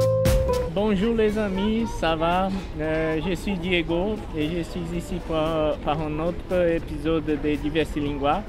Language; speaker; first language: French; non-native, learner; Portuguese